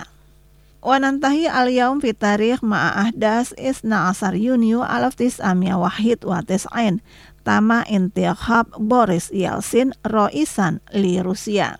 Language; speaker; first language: Arabic; non-native, fluent; Indonesian